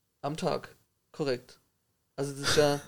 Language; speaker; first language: German; native; German